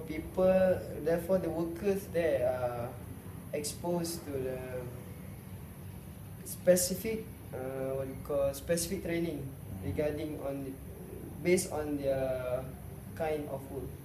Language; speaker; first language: English; non-native, local second language; Malay